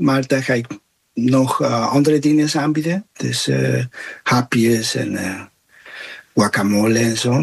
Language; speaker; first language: Dutch; non-native, fluent; Spanish